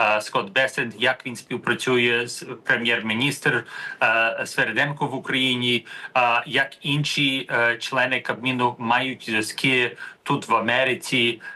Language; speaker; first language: Ukrainian; early bilingual, heritage; Ukrainian